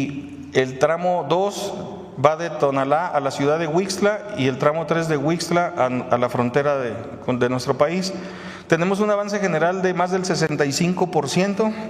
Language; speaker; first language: Spanish; native; Spanish